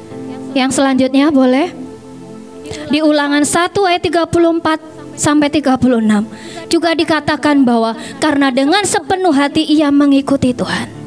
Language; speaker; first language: Indonesian; native; Indonesian